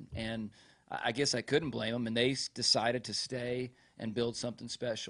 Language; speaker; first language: English; native; English